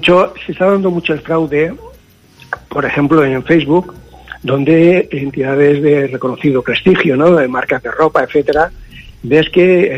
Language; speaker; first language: Spanish; native; Spanish